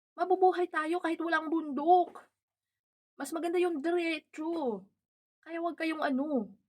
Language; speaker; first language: Filipino; non-native, local second language; Cebuano